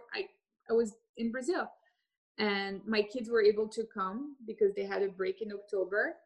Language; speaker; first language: English; early bilingual, other home language; French